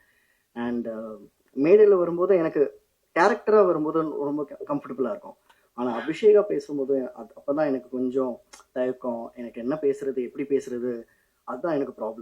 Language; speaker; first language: Tamil; non-native, fluent; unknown